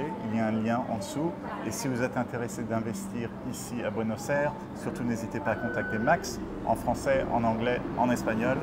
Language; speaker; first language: French; native; French